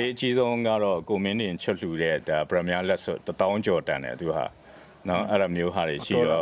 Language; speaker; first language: Burmese; native; Burmese